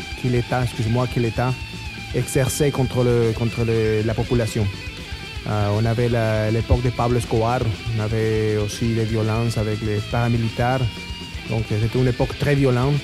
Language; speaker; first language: French; non-native, fluent; Spanish